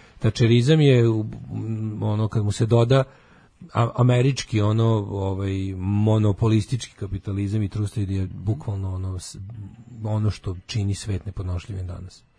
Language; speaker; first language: Serbian; native; Serbian